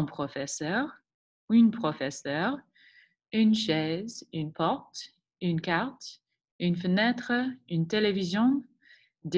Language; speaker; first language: French; non-native, fluent; English